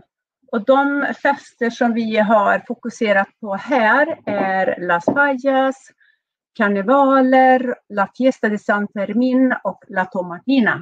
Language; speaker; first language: Swedish; native; Swedish